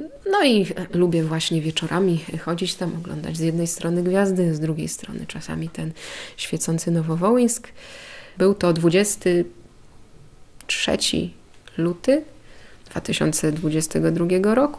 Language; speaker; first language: Polish; native; Polish